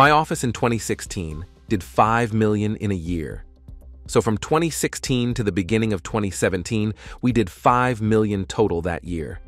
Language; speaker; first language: English; native; English